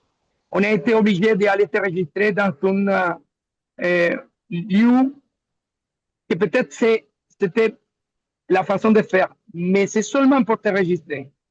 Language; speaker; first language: French; non-native, learner; Spanish